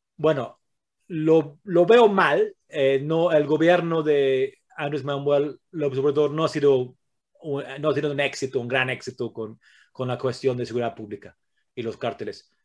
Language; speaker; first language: Spanish; non-native, fluent; English